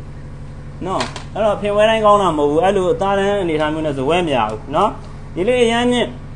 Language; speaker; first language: Burmese; native; Burmese